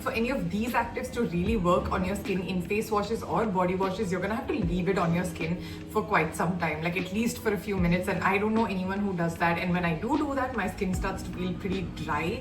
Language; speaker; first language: English; native; English